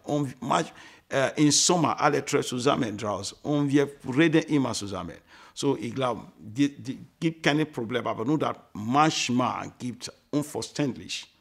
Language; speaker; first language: German; non-native, learner; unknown